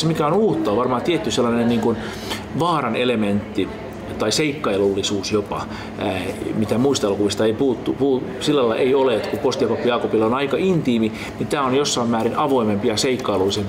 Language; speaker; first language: Finnish; native; Finnish